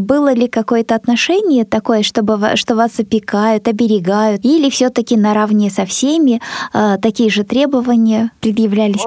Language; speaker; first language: Russian; non-native, local second language; Buriat